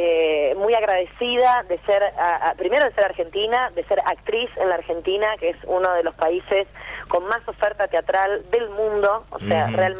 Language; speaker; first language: Spanish; native; Spanish